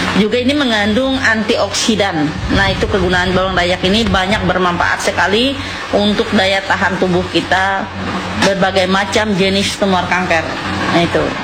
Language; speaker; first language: Indonesian; non-native, local second language; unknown